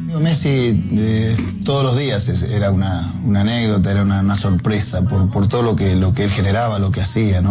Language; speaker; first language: Spanish; native; Spanish